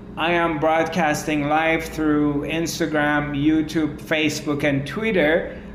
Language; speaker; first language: English; non-native, fluent; Persian